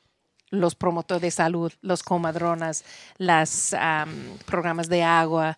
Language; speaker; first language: Spanish; non-native, learner; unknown